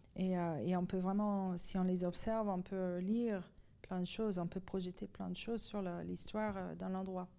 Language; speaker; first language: French; non-native, fluent; Persian